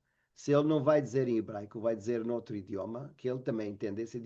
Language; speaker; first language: Portuguese; non-native, fluent; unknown